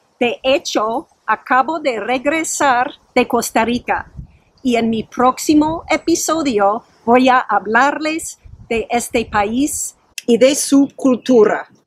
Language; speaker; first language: Spanish; non-native, fluent; English